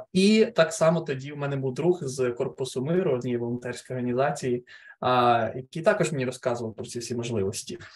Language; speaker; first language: Ukrainian; native; Ukrainian